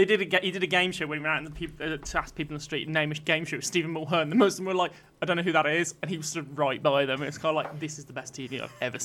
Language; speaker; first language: English; native; English